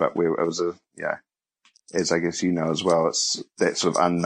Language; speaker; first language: English; native; English